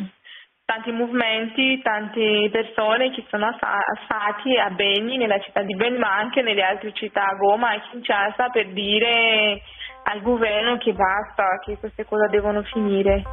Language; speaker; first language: Italian; non-native, fluent; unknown